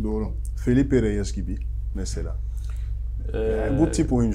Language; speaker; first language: Turkish; non-native, fluent; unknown